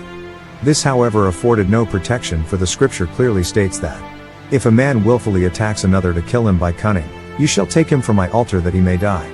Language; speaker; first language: English; native; English